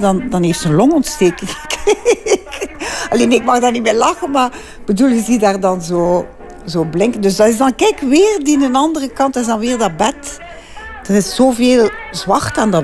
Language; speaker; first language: Dutch; native; Dutch